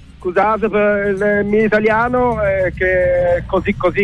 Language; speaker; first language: Italian; native; Italian